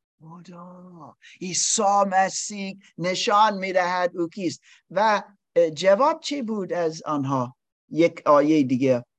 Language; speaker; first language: Persian; non-native, learner; English